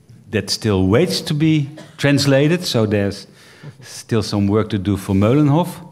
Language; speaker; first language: English; non-native, fluent; Dutch